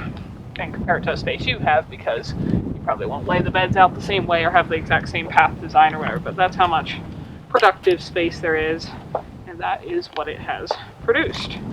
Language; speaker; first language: English; native; English